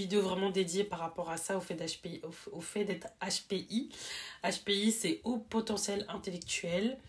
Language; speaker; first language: French; native; French